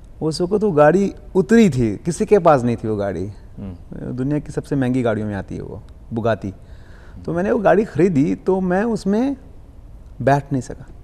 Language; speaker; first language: Hindi; early bilingual, heritage; Punjabi